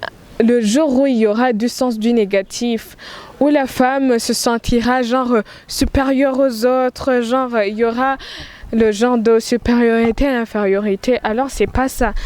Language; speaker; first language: French; non-native, local second language; Rundi